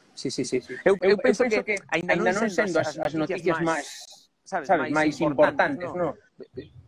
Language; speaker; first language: Galician; non-native, local second language; Spanish